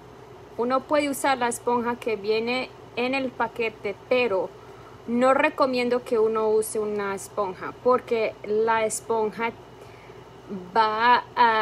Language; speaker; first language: Spanish; early bilingual, heritage; Spanish